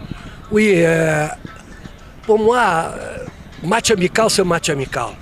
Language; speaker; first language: French; non-native, fluent; Portuguese